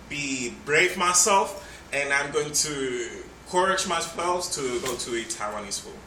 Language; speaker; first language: English; non-native, fluent; Spanish